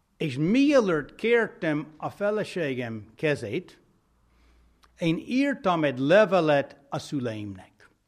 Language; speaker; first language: Hungarian; non-native, fluent; English